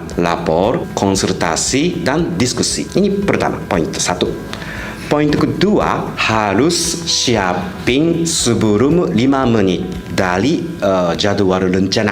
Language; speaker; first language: Indonesian; non-native, fluent; Japanese